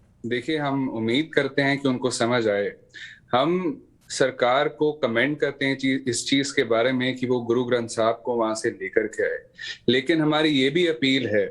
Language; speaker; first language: Hindi; non-native, local second language; Punjabi